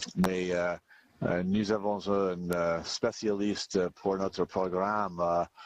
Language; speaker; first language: French; non-native, learner; English